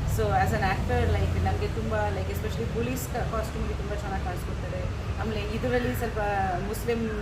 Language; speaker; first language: Kannada; native; Kannada